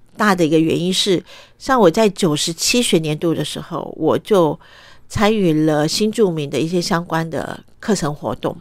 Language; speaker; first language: Chinese; early bilingual, other home language; Cantonese